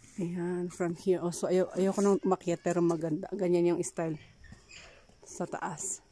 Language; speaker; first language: Filipino; non-native, local second language; Iloko